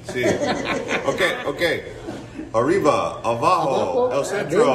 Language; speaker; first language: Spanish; non-native, learner; English